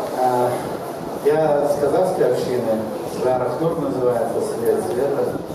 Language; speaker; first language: Russian; non-native, local second language; Kazakh